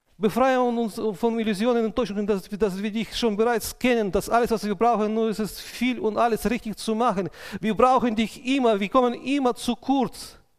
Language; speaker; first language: German; non-native, fluent; Russian